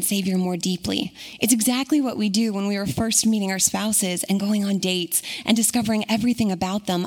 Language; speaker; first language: English; native; English